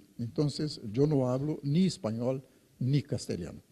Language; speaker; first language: Spanish; non-native, fluent; Portuguese